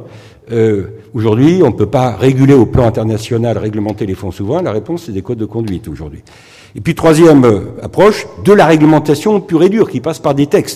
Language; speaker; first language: French; native; French